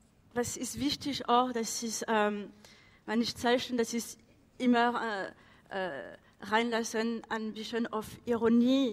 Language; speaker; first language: German; non-native, learner; French